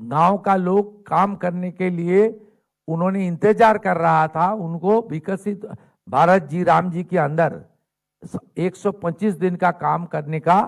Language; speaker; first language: Hindi; non-native, local second language; Bangla